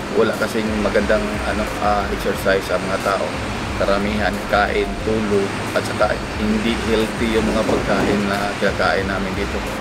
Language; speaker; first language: Filipino; native; Filipino